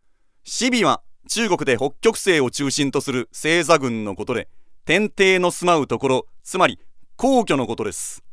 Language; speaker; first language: Japanese; native; Japanese